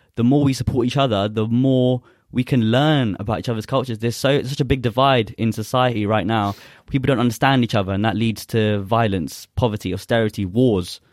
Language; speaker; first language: English; non-native, local second language; Urdu